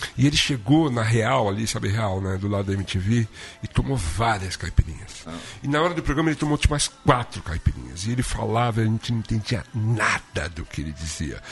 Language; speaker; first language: Portuguese; native; Portuguese